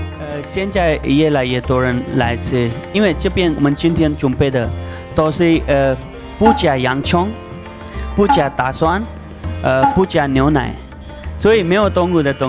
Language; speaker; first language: Chinese; non-native, learner; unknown